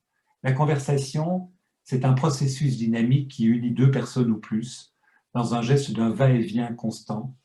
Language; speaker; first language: French; native; French